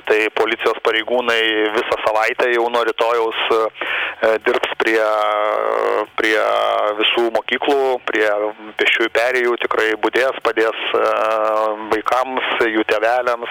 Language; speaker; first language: Lithuanian; native; Lithuanian